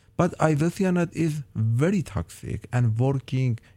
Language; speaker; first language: English; non-native, fluent; Persian